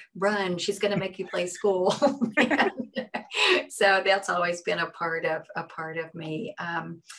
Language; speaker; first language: English; native; English